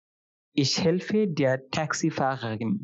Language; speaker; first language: German; non-native, fluent; Bangla